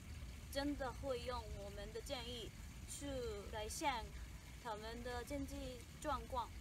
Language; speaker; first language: Chinese; non-native, fluent; Japanese